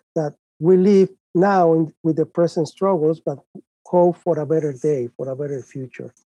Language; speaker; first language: English; non-native, fluent; Spanish